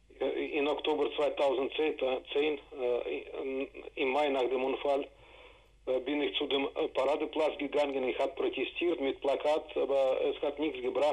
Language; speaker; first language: German; non-native, fluent; Russian